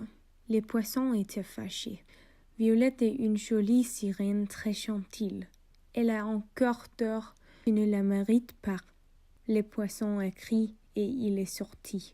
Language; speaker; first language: French; non-native, learner; English